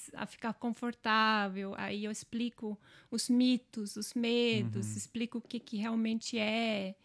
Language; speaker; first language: Portuguese; non-native, local second language; German